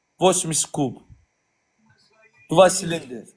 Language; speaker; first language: Russian; non-native, learner; Azerbaijani